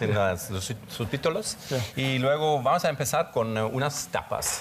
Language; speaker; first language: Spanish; non-native, learner; German